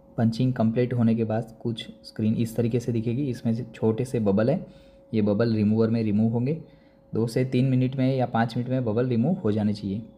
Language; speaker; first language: Hindi; non-native, local second language; Gujarati